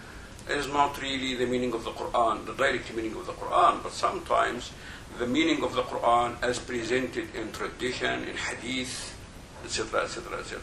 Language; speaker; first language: English; non-native, fluent; Arabic